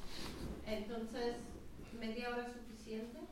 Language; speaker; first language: Spanish; non-native, fluent; Czech